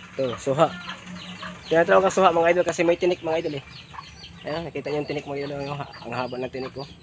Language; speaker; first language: Filipino; non-native, local second language; Cebuano